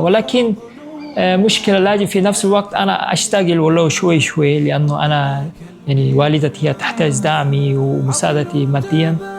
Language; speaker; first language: Arabic; non-native, fluent; Korean